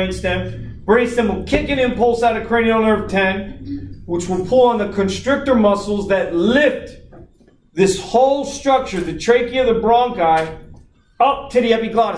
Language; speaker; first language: English; native; English